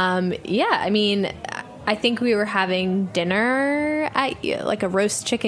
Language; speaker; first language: English; native; English